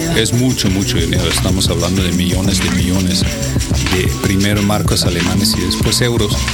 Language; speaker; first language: Spanish; non-native, fluent; German